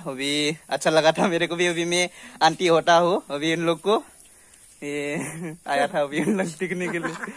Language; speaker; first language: Hindi; non-native, local second language; Bodo